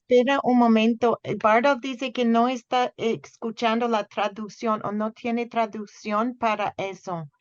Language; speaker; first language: Spanish; non-native, fluent; English